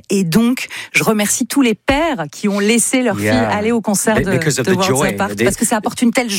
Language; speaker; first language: French; native; French